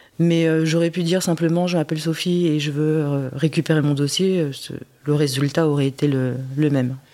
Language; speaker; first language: French; early bilingual, other home language; Korean